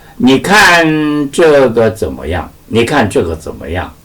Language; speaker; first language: Chinese; non-native, fluent; Korean